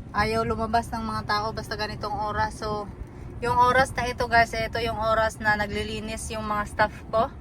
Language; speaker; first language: Filipino; non-native, local second language; Cebuano